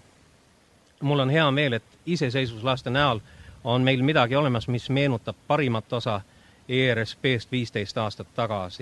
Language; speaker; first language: Estonian; early bilingual, heritage; Estonian